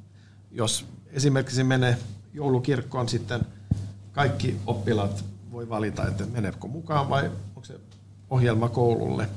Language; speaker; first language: Finnish; non-native, learner; Swedish